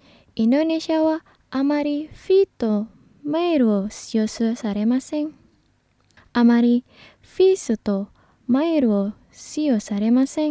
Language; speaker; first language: Japanese; non-native, fluent; Indonesian